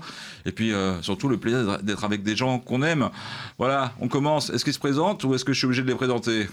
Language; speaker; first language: French; native; French